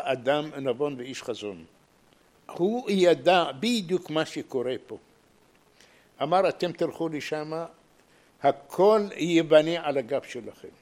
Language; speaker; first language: Hebrew; non-native, fluent; Arabic